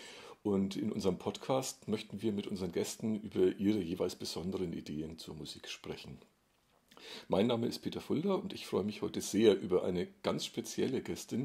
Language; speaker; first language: German; native; German